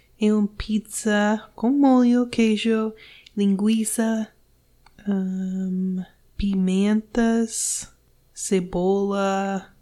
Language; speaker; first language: Portuguese; non-native, learner; English